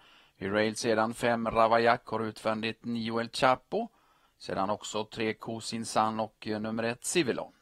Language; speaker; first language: Swedish; native; Swedish